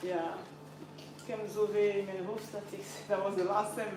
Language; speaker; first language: Dutch; non-native, learner; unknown